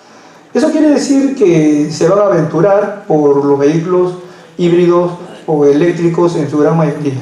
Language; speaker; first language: Spanish; native; Spanish